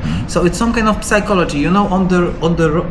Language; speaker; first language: English; non-native, learner; Polish